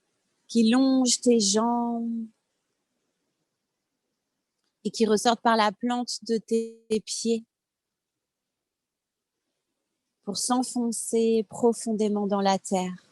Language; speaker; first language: French; native; French